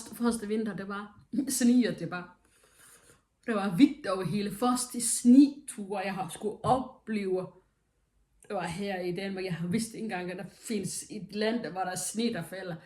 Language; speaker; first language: Danish; non-native, fluent; Somali